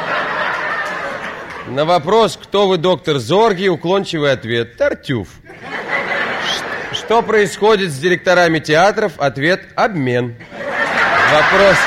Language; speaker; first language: Russian; native; Russian